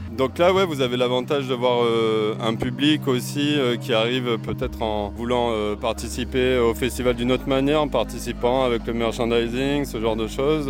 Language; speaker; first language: French; native; French